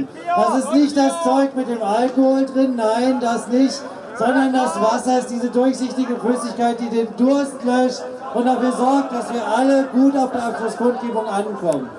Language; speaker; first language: German; native; German